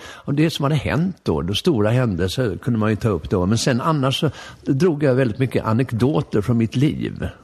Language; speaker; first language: Swedish; native; Swedish